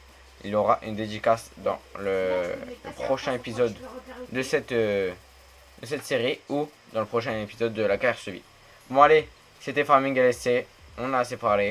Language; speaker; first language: French; native; French